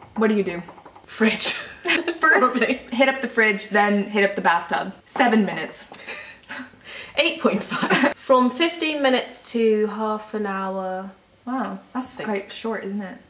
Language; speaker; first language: English; native; English